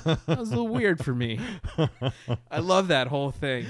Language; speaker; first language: English; early bilingual, other home language; Spanish